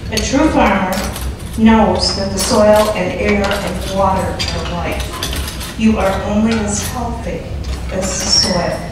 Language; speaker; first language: English; native; English